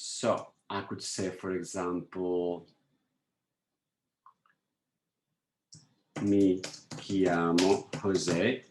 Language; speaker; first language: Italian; non-native, fluent; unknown